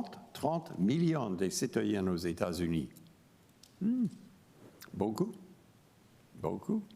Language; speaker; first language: French; non-native, fluent; English